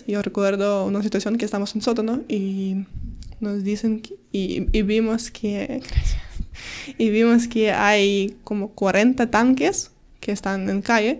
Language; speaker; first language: Spanish; non-native, learner; Ukrainian